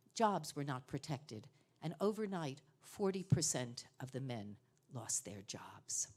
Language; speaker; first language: English; native; English